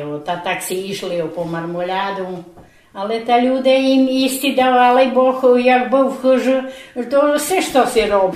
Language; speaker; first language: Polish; non-native, local second language; Rusyn